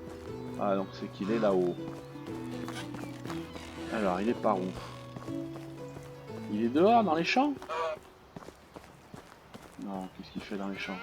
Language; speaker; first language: French; native; French